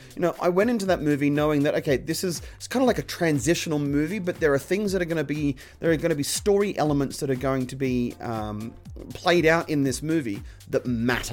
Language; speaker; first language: English; native; English